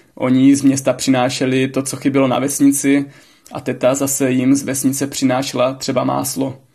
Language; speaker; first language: Czech; native; Czech